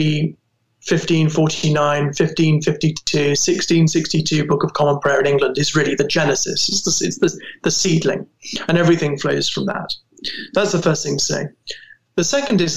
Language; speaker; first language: English; native; English